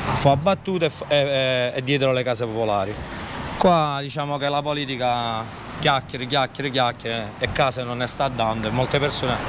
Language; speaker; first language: Italian; native; Italian